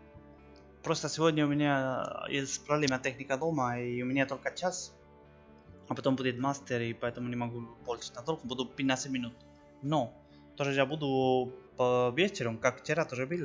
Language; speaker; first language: Russian; non-native, learner; Spanish